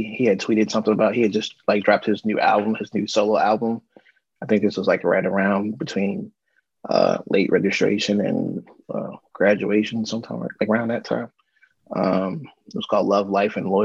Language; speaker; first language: English; native; English